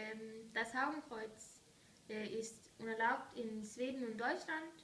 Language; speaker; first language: German; non-native, learner; Danish